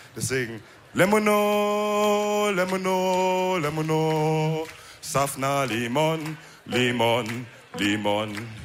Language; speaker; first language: German; early bilingual, other home language; Wolof